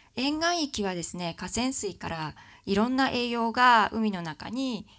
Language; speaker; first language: Japanese; native; Japanese